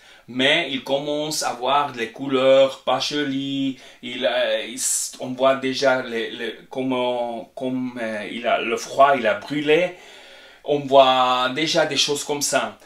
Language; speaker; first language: French; non-native, fluent; Spanish